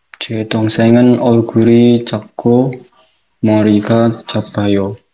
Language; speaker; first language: Korean; non-native, learner; Indonesian